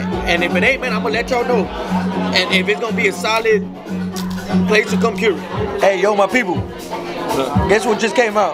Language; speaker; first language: English; early bilingual, other home language; Spanish